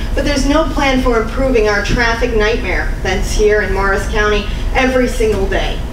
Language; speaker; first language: English; native; English